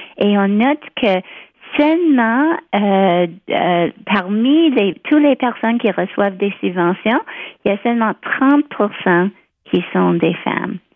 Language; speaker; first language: French; non-native, local second language; English